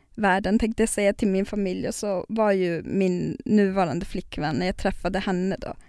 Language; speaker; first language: Swedish; non-native, local second language; Northern Sami